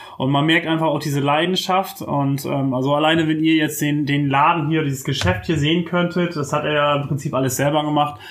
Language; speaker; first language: German; native; German